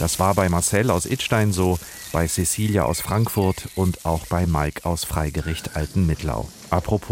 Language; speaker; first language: German; native; German